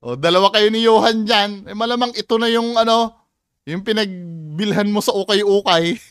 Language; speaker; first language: Filipino; native; Filipino